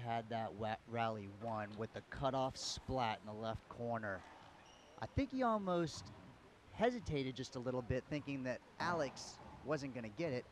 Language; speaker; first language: English; native; English